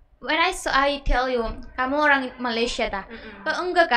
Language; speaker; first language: Indonesian; early bilingual, other home language; Bangla